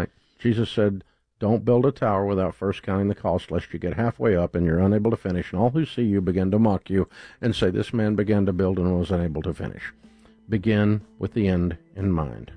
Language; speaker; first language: English; native; English